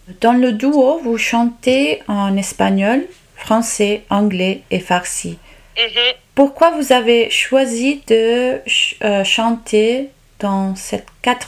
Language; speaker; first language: French; non-native, local second language; Italian